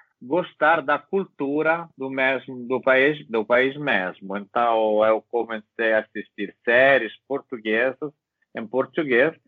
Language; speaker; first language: Portuguese; non-native, learner; Italian